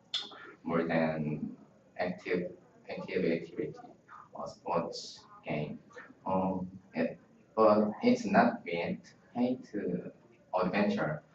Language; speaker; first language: English; non-native, learner; Korean